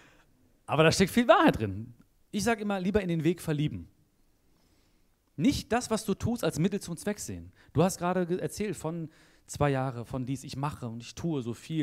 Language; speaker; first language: German; native; German